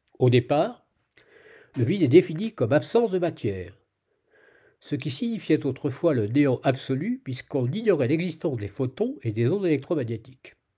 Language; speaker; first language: French; native; French